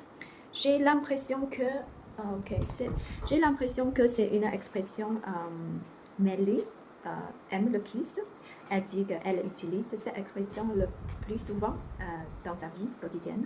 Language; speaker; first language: French; non-native, learner; Chinese